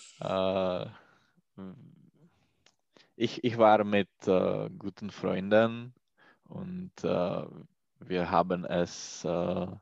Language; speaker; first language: German; non-native, learner; Czech